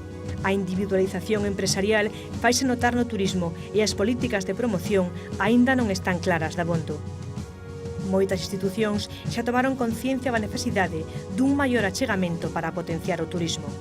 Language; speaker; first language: Galician; native; Galician